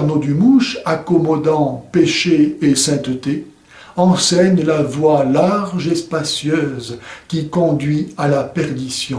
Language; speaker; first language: French; native; French